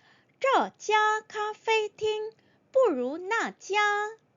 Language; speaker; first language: Chinese; non-native, fluent; Korean